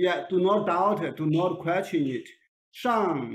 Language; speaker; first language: English; non-native, learner; Chinese